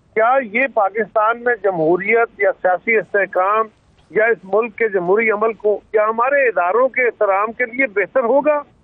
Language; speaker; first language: Urdu; non-native, local second language; Punjabi